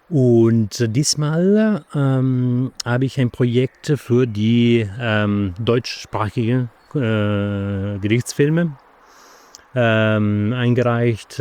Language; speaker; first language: German; non-native, fluent; Italian